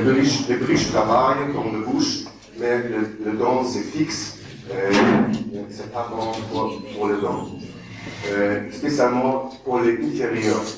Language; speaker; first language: French; non-native, learner; German